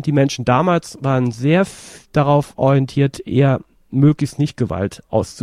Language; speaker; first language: German; native; German